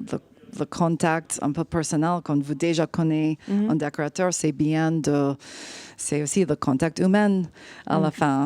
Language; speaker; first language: French; non-native, fluent; English